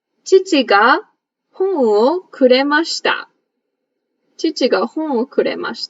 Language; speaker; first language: Japanese; non-native, fluent; English